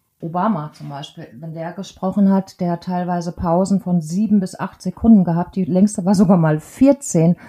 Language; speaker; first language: German; native; German